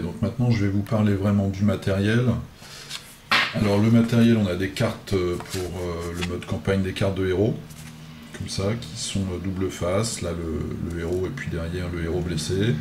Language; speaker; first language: French; native; French